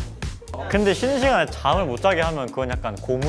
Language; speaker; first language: Korean; native; Korean